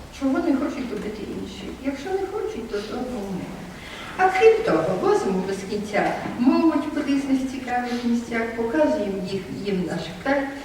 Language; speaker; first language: Ukrainian; native; Ukrainian